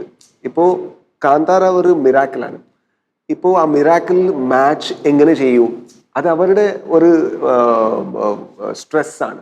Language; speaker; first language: Malayalam; non-native, learner; Kannada